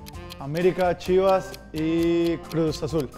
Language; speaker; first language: Spanish; native; Spanish